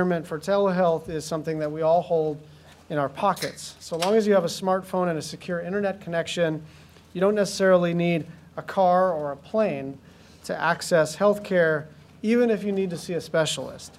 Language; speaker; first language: English; native; English